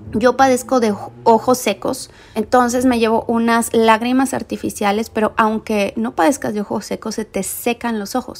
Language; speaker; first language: Spanish; native; Spanish